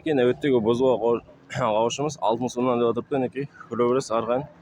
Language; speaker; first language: Uzbek; non-native, local second language; Kara-Kalpak